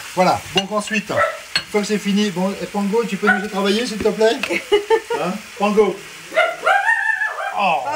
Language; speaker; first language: French; native; French